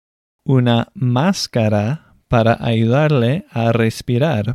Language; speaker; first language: Spanish; non-native, fluent; English